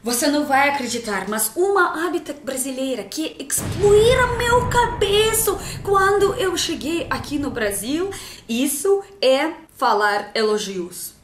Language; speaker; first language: Portuguese; non-native, fluent; Russian